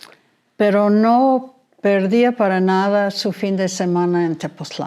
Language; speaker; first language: Spanish; non-native, fluent; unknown